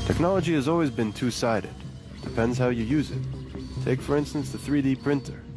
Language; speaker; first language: English; non-native, fluent; Hebrew